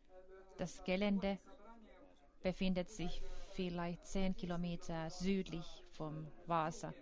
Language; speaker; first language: German; non-native, fluent; Finnish